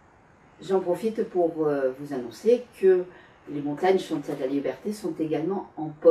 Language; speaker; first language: French; native; French